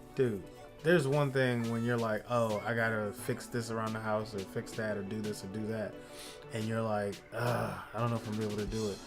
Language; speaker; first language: English; native; English